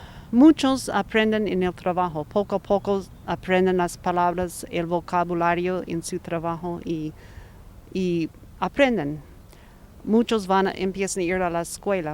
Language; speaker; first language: Spanish; non-native, fluent; English